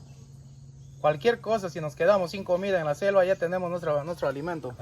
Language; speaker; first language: Spanish; native; Spanish